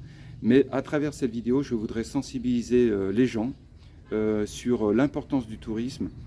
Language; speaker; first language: French; native; French